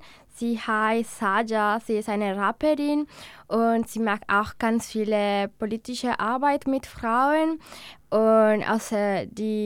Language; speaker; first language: German; non-native, learner; Spanish